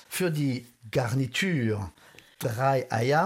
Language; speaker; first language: German; non-native, fluent; French